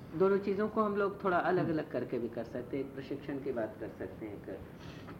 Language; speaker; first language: Hindi; native; Hindi